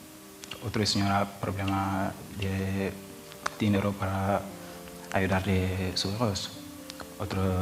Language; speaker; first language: Spanish; non-native, learner; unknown